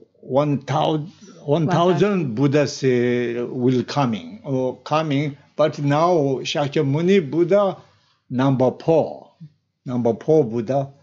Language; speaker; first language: English; non-native, learner; Tibetan